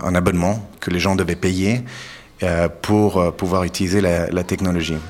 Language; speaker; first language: French; native; French